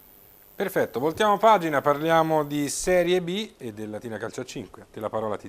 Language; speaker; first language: Italian; native; Italian